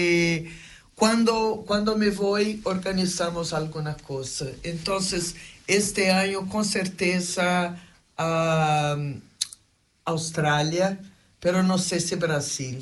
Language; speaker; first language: Spanish; non-native, fluent; Portuguese